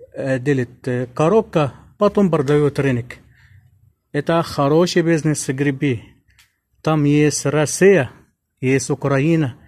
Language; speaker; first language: Russian; non-native, learner; Arabic